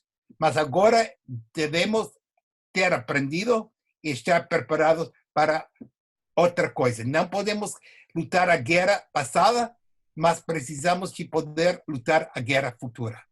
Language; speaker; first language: Portuguese; non-native, fluent; English